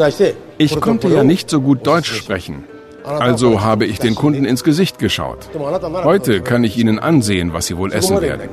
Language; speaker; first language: German; non-native, fluent; Japanese